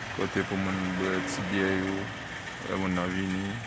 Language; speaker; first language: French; non-native, learner; Haitian Creole